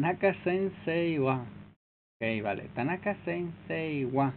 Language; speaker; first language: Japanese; non-native, learner; Spanish